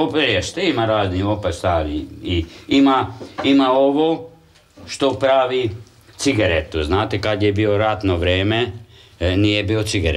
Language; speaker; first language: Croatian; non-native, local second language; Hungarian